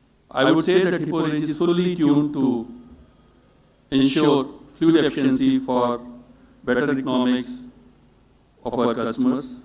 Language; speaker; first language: English; non-native, local second language; Hindi